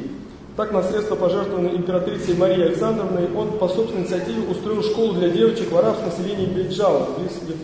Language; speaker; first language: Russian; native; Russian